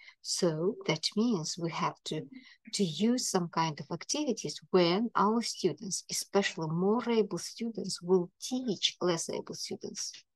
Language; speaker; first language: English; non-native, fluent; Kazakh